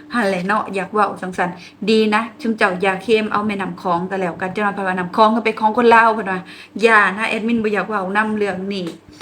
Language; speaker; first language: Thai; native; Thai